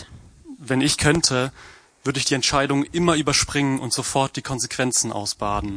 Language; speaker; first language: German; native; German